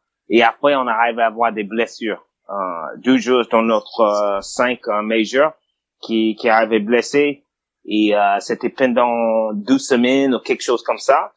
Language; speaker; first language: French; non-native, fluent; English